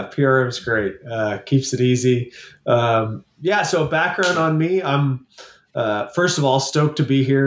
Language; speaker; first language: English; native; English